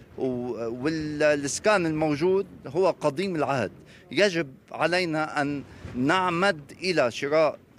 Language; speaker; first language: Arabic; native; Arabic